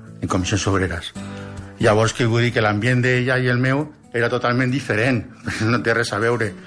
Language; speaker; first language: Catalan; non-native, local second language; Spanish